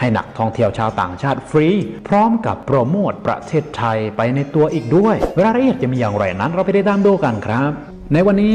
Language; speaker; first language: Thai; native; Thai